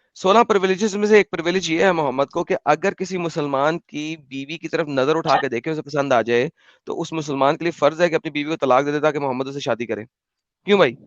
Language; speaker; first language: Urdu; native; Urdu